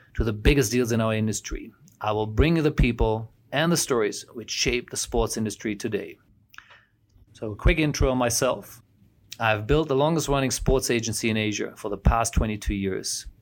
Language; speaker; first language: English; non-native, fluent; German